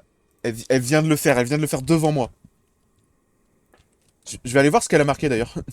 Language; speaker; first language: French; native; French